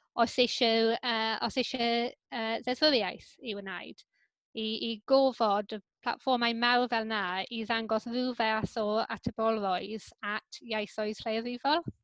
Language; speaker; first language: Welsh; non-native, local second language; English